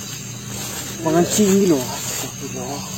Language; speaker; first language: Indonesian; native; Indonesian